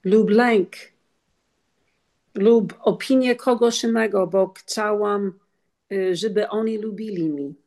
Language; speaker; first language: Polish; non-native, learner; English